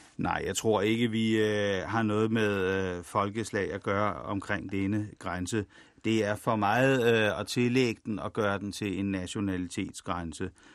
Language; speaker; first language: Danish; native; Danish